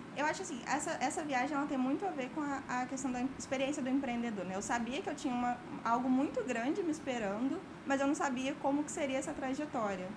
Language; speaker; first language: Portuguese; native; Portuguese